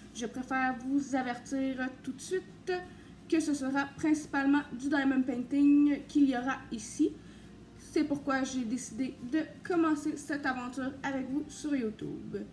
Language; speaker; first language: French; native; French